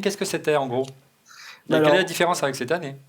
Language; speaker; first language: French; native; French